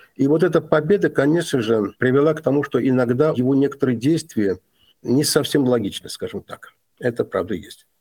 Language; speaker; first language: Russian; non-native, local second language; Azerbaijani